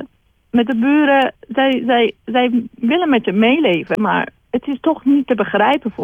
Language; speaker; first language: Dutch; non-native, fluent; Persian